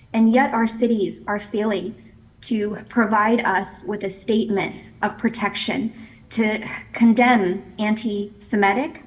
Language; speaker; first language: English; native; English